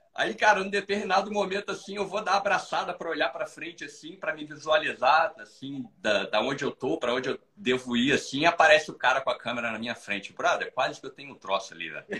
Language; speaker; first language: Portuguese; native; Portuguese